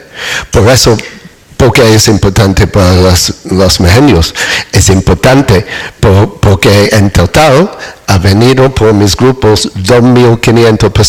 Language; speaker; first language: Spanish; non-native, learner; English